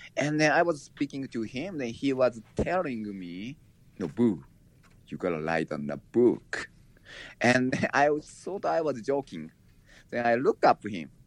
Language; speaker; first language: English; non-native, learner; Japanese